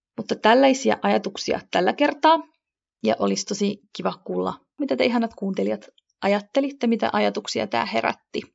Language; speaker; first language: Finnish; early bilingual, other home language; Kurdish